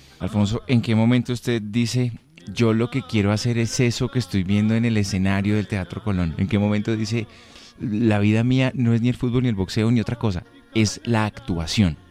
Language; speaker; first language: Spanish; native; Spanish